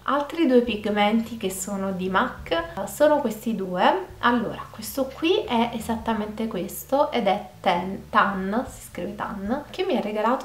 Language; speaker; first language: Italian; native; Italian